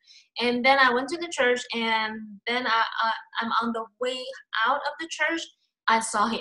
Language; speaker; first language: English; non-native, fluent; Chinese